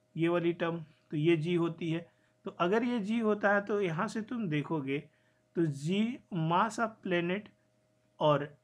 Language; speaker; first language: Hindi; native; Hindi